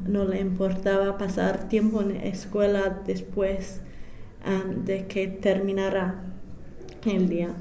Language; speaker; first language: Spanish; non-native, fluent; English